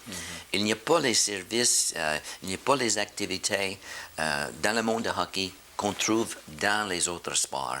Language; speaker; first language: French; non-native, learner; English